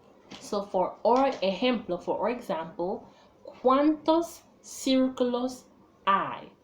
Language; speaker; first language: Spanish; non-native, fluent; English